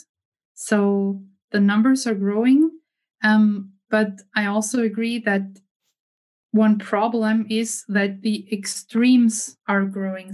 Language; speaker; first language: English; non-native, fluent; German